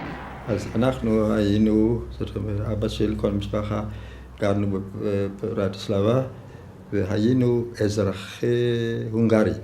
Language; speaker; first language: Hebrew; non-native, fluent; Hungarian